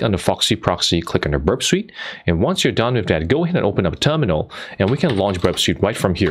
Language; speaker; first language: English; non-native, fluent; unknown